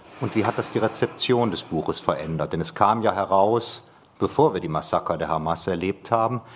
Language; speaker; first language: German; native; German